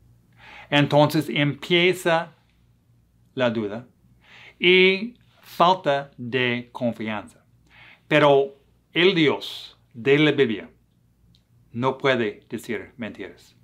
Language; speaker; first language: Spanish; non-native, fluent; English